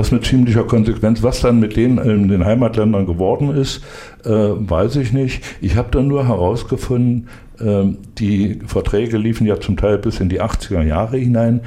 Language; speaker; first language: German; native; German